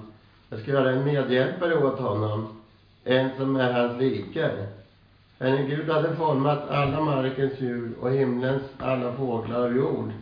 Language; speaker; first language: Swedish; native; Swedish